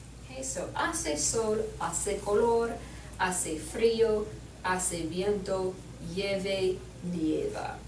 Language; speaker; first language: Spanish; non-native, learner; English